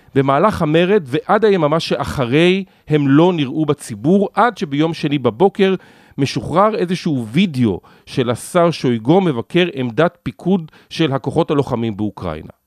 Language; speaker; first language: Hebrew; native; Hebrew